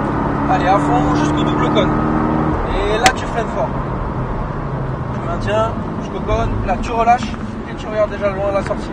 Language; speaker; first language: French; native; French